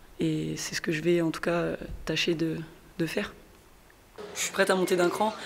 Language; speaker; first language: French; native; French